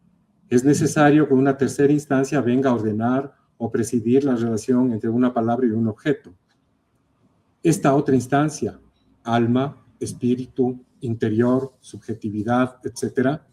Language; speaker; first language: Spanish; native; Spanish